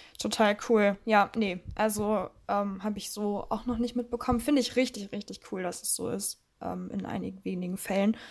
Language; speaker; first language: German; early bilingual, other home language; Russian